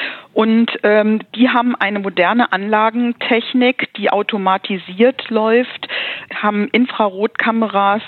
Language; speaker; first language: German; native; German